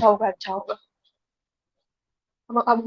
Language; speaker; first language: Hindi; native; Hindi